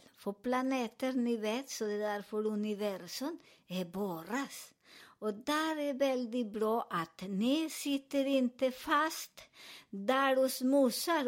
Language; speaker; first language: Swedish; non-native, learner; Spanish